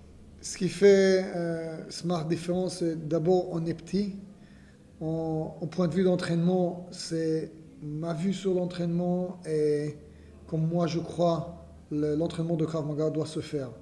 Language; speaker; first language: French; non-native, fluent; Hebrew